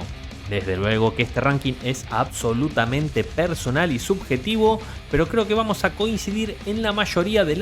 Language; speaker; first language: Spanish; native; Spanish